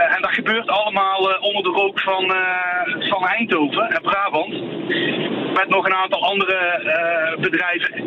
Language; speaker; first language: Dutch; native; Dutch